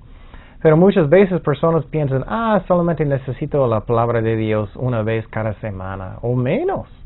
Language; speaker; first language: Spanish; non-native, fluent; English